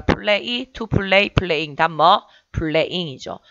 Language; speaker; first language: English; non-native, fluent; Korean